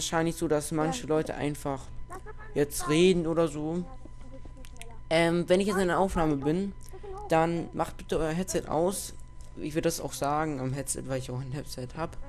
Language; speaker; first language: German; native; German